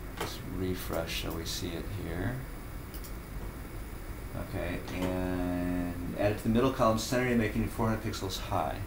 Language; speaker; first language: English; native; English